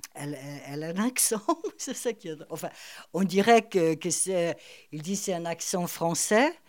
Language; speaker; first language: French; non-native, fluent; Portuguese